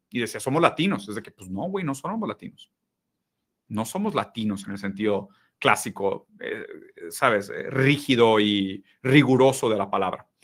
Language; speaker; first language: Spanish; early bilingual, other home language; Portuguese